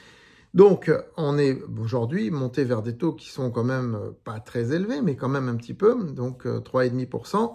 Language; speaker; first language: French; native; French